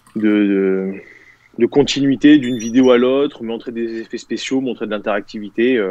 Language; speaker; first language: French; native; French